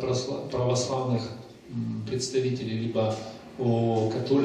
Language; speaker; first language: Russian; native; Russian